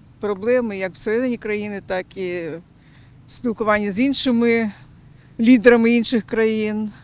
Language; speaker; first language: Ukrainian; non-native, local second language; Russian